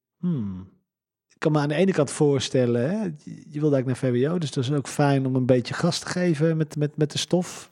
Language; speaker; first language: Dutch; native; Dutch